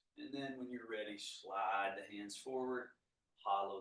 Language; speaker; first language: English; native; English